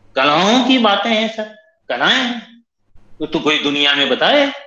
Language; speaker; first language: Hindi; native; Hindi